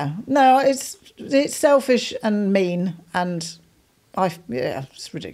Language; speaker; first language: English; native; English